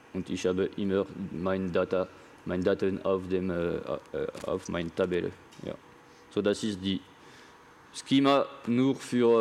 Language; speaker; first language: German; non-native, learner; French